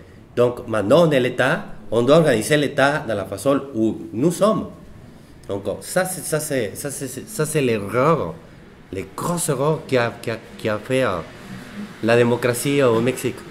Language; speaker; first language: French; non-native, fluent; Spanish